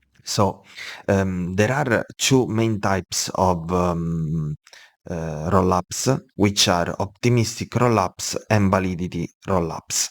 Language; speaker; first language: English; non-native, fluent; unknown